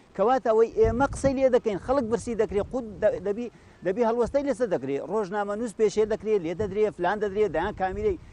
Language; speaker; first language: Central Kurdish; native; Central Kurdish